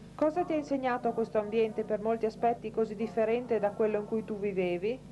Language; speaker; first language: Italian; native; Italian